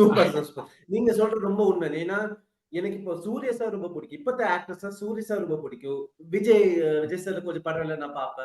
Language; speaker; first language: Tamil; early bilingual, heritage; Tamil